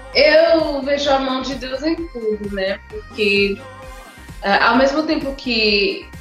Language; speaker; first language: Portuguese; non-native, fluent; English